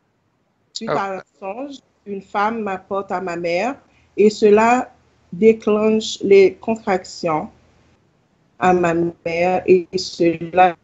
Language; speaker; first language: French; non-native, local second language; Haitian Creole